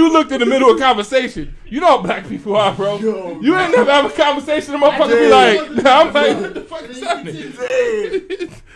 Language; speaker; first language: English; native; English